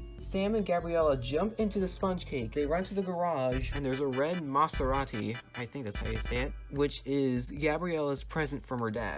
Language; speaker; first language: English; native; English